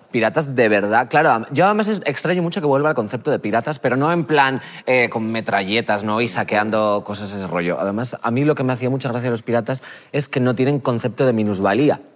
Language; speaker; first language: Spanish; native; Spanish